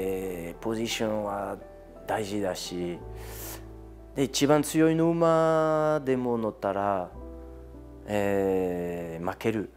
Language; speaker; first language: Japanese; non-native, fluent; French